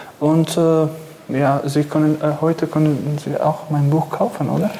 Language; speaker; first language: German; non-native, learner; Kurdish